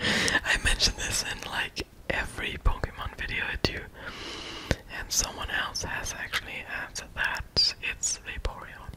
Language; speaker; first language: English; non-native, fluent; German